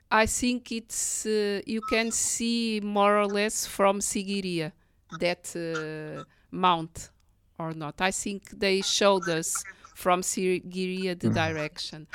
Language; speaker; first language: English; non-native, fluent; Portuguese